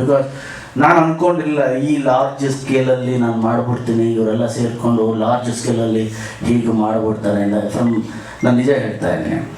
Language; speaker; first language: Kannada; native; Kannada